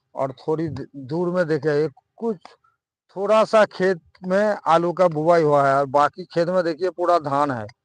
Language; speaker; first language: Hindi; non-native, local second language; Bangla